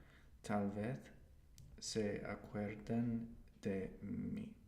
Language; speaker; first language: Spanish; non-native, learner; English